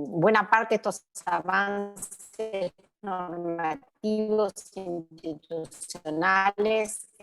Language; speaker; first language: Spanish; native; Spanish